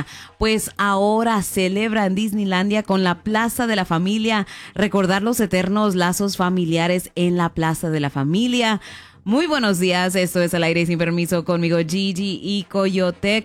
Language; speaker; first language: Spanish; native; Spanish